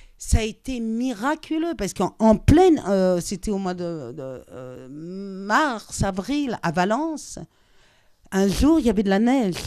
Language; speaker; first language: French; native; French